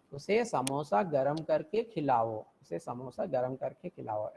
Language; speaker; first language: Hindi; non-native, local second language; Telugu